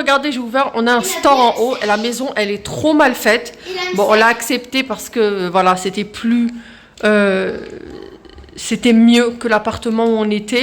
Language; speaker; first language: French; native; French